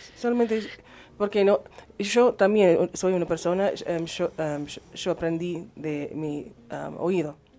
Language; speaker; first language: Spanish; non-native, learner; English